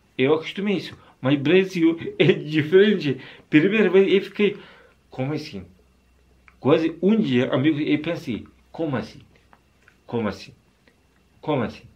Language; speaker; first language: Portuguese; non-native, learner; Turkish